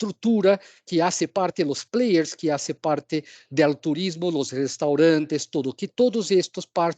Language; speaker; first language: Spanish; non-native, fluent; Portuguese